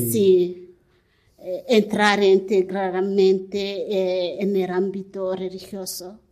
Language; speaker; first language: Spanish; non-native, learner; Kinyarwanda